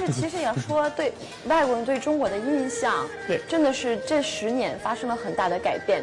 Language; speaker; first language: Chinese; non-native, fluent; English